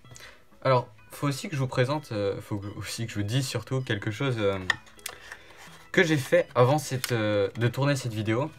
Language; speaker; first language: French; native; French